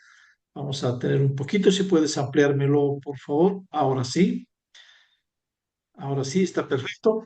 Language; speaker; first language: Spanish; native; Spanish